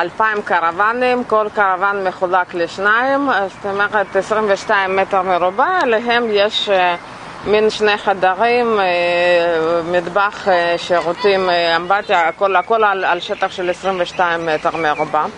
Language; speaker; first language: Hebrew; non-native, fluent; Russian